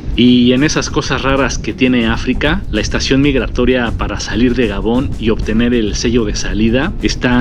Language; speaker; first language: Spanish; native; Spanish